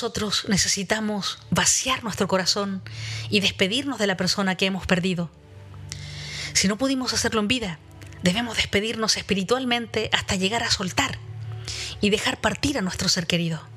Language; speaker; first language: Spanish; native; Spanish